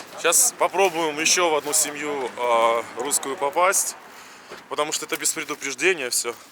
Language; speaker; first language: Russian; native; Russian